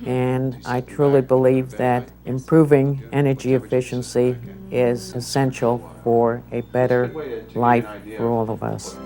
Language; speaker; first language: English; native; English